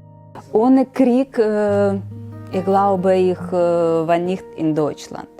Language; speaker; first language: German; non-native, learner; Ukrainian